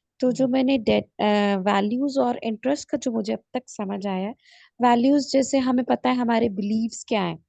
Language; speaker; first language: Urdu; native; Urdu